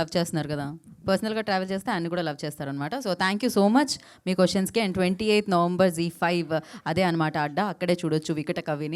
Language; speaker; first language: Telugu; native; Telugu